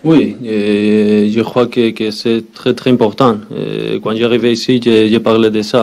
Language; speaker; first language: French; non-native, learner; Spanish